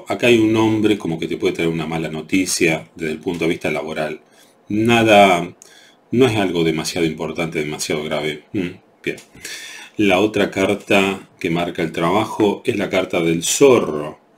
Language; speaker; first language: Spanish; native; Spanish